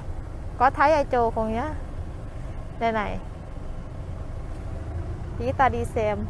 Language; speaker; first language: Vietnamese; non-native, learner; Thai